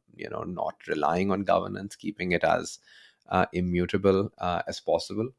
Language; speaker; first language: English; non-native, local second language; Urdu